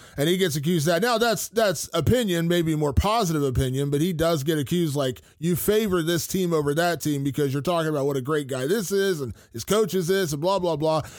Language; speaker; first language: English; native; English